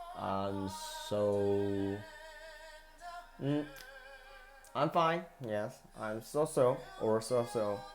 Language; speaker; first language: English; non-native, learner; Korean